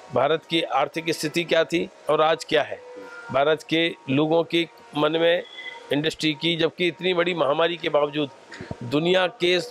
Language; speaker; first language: Hindi; native; Hindi